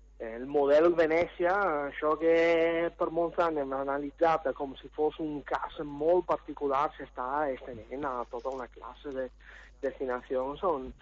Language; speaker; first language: Catalan; non-native, fluent; Italian